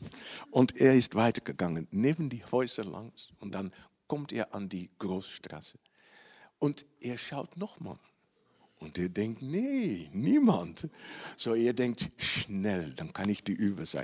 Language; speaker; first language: German; non-native, learner; Dutch